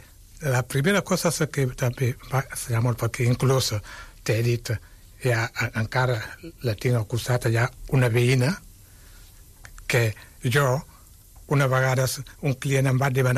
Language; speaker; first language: Catalan; non-native, fluent; Wolof